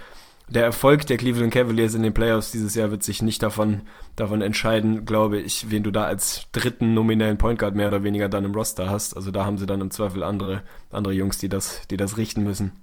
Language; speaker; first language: German; native; German